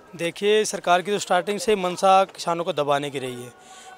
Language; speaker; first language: Hindi; native; Hindi